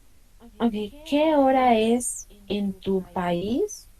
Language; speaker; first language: Spanish; non-native, fluent; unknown